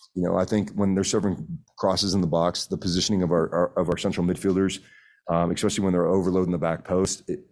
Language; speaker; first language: English; early bilingual, other home language; Spanish